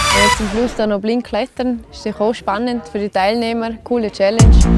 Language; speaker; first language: German; native; German